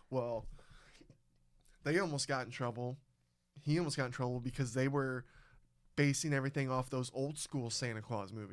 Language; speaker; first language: English; native; English